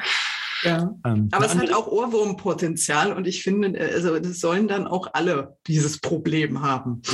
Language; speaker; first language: German; native; German